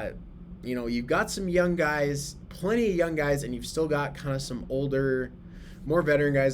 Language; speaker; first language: English; native; English